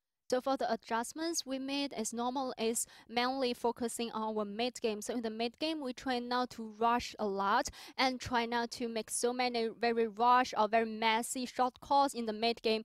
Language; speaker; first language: English; non-native, fluent; Chinese